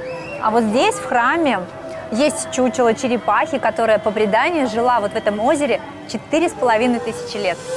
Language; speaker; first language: Russian; native; Russian